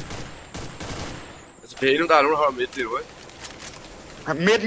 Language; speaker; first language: Danish; native; Danish